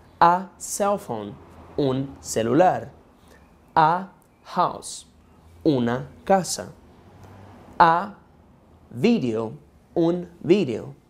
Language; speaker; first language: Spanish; non-native, fluent; Portuguese